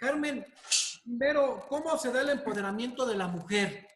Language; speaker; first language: Spanish; native; Spanish